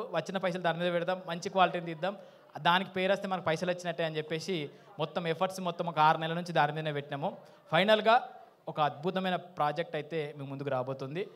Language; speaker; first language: Telugu; native; Telugu